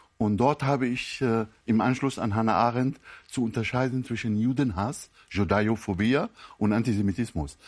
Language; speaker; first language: German; non-native, fluent; Arabic